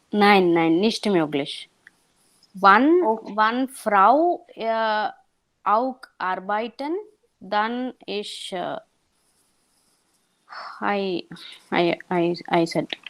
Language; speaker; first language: German; non-native, learner; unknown